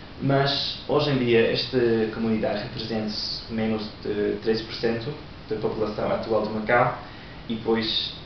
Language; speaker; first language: Portuguese; non-native, learner; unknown